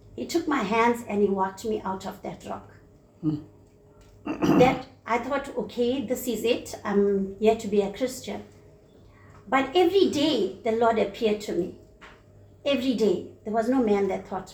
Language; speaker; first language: English; native; English